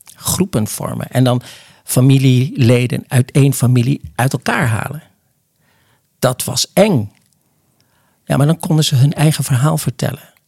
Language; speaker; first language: Dutch; early bilingual, other home language; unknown